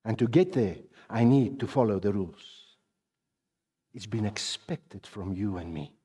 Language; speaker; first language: English; non-native, local second language; Afrikaans